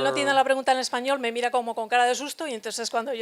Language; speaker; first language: Spanish; native; Spanish